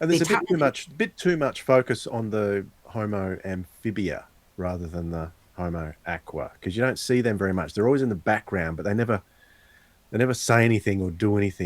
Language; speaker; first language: English; native; English